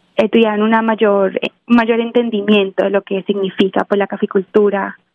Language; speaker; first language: Spanish; native; Spanish